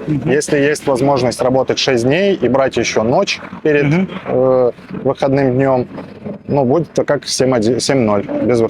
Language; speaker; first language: Russian; native; Russian